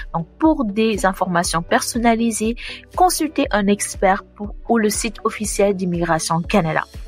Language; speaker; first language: French; non-native, local second language; Wolof